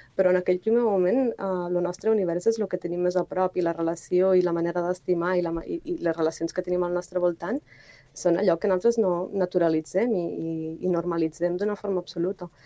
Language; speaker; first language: Catalan; native; Catalan